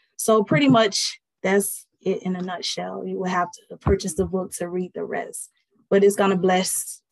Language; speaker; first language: English; native; English